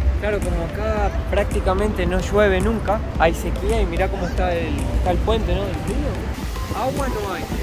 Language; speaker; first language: Spanish; native; Spanish